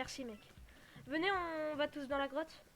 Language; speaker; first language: French; native; French